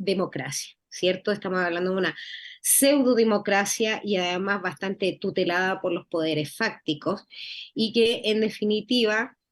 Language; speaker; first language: Spanish; native; Spanish